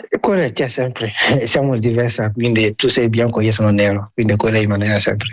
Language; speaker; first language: Italian; non-native, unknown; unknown